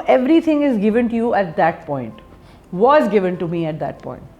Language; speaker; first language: English; non-native, local second language; Urdu